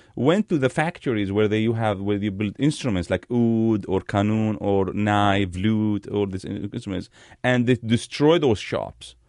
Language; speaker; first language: English; non-native, fluent; Arabic